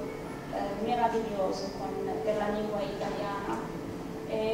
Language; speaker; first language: Italian; non-native, fluent; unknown